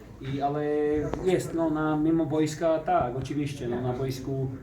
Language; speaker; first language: Polish; non-native, learner; Slovak